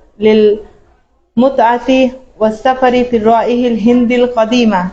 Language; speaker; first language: Arabic; non-native, learner; Bangla